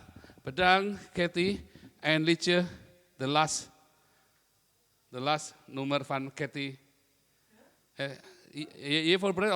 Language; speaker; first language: Dutch; non-native, learner; Indonesian